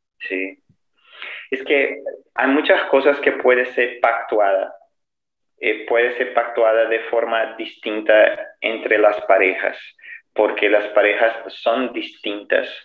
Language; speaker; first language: Spanish; non-native, fluent; Portuguese